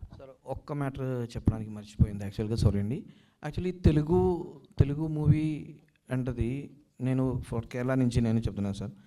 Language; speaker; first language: Telugu; non-native, learner; Malayalam